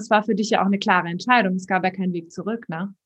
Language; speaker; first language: German; native; German